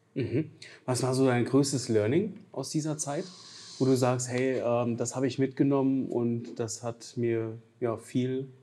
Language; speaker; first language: German; native; German